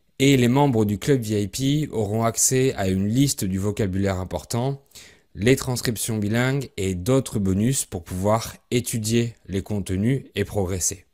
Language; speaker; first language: French; native; French